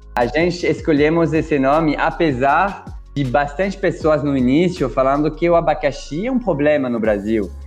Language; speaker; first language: Portuguese; non-native, fluent; French